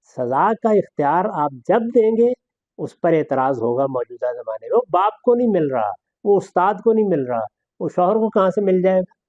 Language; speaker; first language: Urdu; non-native, local second language; Punjabi